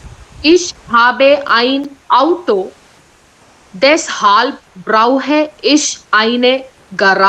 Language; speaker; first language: German; non-native, learner; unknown